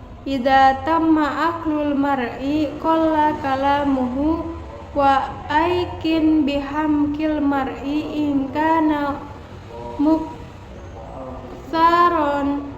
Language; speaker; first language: Arabic; non-native, learner; Indonesian